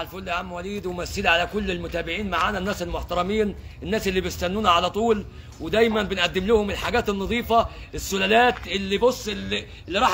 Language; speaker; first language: Arabic; native; Arabic